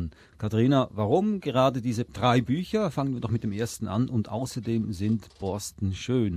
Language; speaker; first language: German; native; German